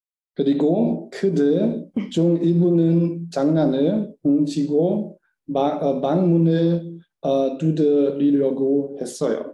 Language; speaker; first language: Korean; non-native, learner; German